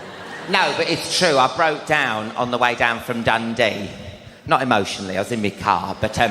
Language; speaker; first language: English; native; English